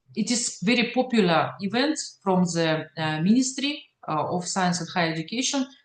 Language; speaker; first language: English; non-native, learner; Russian